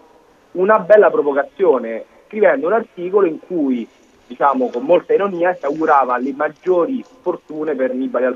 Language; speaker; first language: Italian; native; Italian